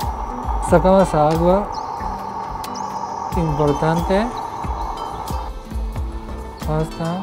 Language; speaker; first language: Spanish; non-native, learner; Japanese